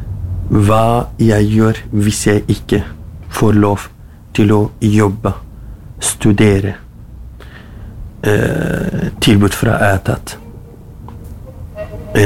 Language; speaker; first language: Norwegian; non-native, learner; Kurdish